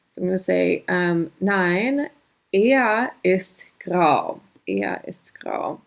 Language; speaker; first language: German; non-native, fluent; English